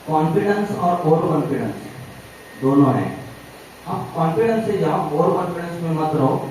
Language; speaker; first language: Hindi; non-native, local second language; Marathi